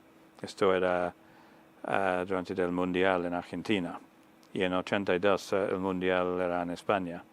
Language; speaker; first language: Spanish; non-native, fluent; English